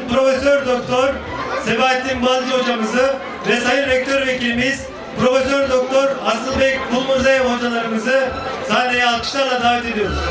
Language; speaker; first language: Turkish; native; Turkish